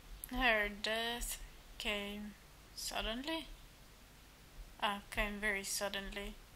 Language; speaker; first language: English; non-native, fluent; German